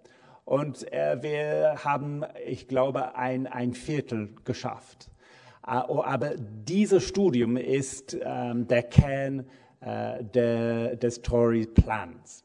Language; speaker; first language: German; non-native, fluent; English